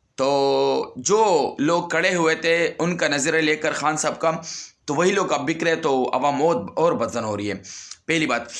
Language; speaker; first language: Urdu; non-native, local second language; Pashto